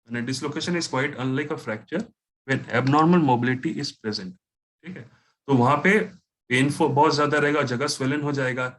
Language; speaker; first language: Hindi; non-native, local second language; Bangla